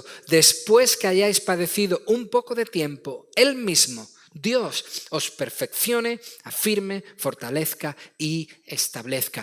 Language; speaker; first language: Spanish; native; Spanish